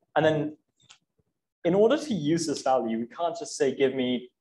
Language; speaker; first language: English; native; English